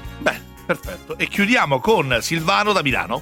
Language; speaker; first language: Italian; native; Italian